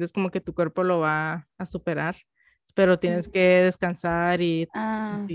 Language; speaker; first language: Spanish; early bilingual, heritage; Spanish